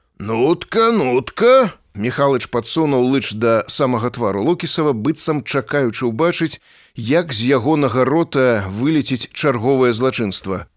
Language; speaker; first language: Belarusian; native; Belarusian